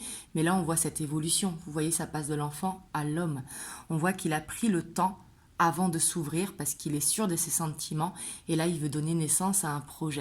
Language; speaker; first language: French; native; French